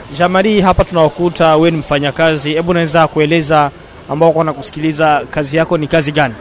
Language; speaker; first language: Swahili; non-native, local second language; Rundi